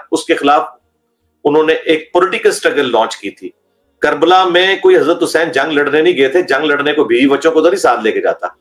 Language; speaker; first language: Urdu; non-native, local second language; Punjabi